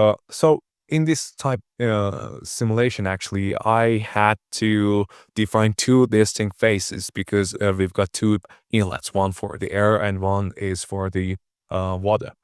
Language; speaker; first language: English; non-native, fluent; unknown